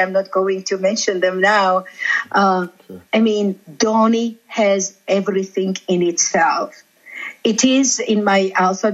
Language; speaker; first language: English; non-native, fluent; Georgian